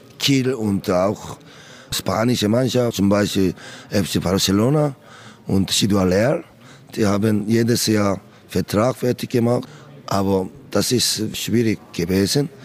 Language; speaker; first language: German; non-native, learner; Korean